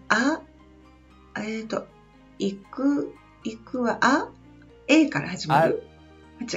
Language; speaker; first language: Japanese; non-native, learner; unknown